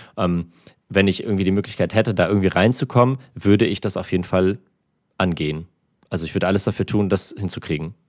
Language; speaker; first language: German; early bilingual, other home language; Armenian